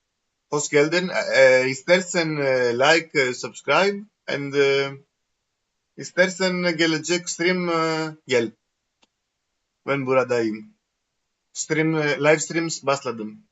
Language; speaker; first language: Turkish; non-native, learner; Greek